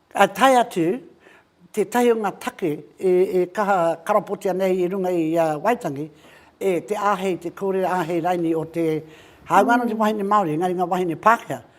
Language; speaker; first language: Māori; native; Māori